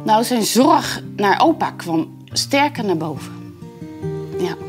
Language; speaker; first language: Dutch; native; Dutch